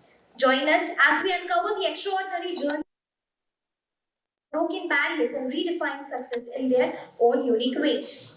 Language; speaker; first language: English; non-native, local second language; Hindi